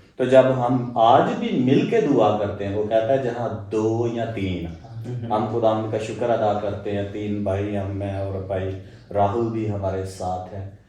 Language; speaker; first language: Urdu; non-native, local second language; Punjabi